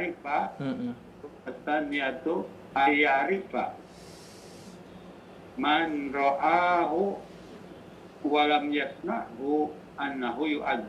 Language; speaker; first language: Arabic; non-native, fluent; Indonesian